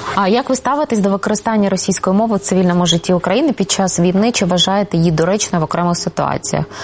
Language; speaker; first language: Ukrainian; non-native, local second language; Russian